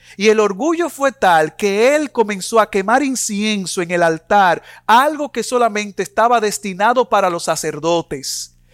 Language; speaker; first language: Spanish; native; Spanish